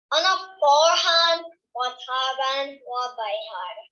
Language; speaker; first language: Arabic; non-native, learner; English